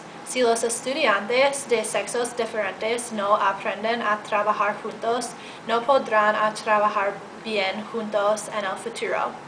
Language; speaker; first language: Spanish; non-native, learner; English